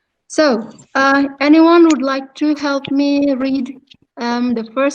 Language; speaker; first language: English; non-native, fluent; Indonesian